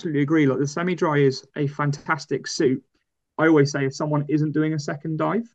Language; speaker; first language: English; native; English